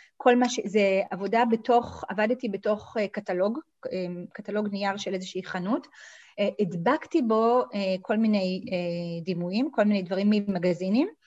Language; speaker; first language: Hebrew; native; Hebrew